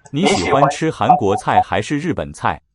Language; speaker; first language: Chinese; non-native, learner; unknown